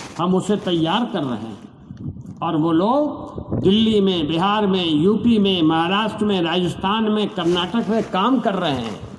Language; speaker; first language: Urdu; native; Urdu